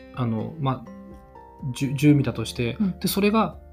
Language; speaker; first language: Japanese; non-native, fluent; Chinese